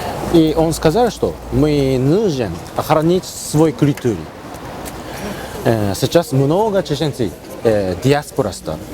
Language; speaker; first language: Russian; non-native, learner; Japanese